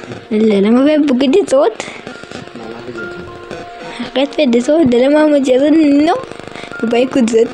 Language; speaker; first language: French; non-native, local second language; Morisyen